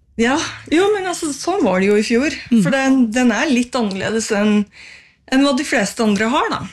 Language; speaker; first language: Norwegian; native; Norwegian